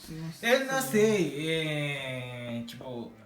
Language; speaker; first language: Portuguese; non-native, learner; Haitian Creole